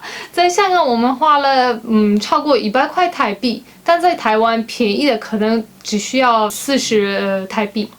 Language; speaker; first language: Chinese; non-native, fluent; Polish